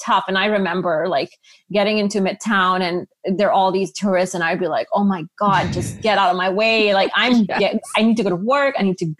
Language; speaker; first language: English; non-native, local second language; Urdu